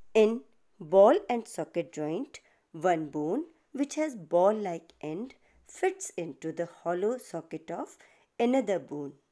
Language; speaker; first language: Hindi; native; Hindi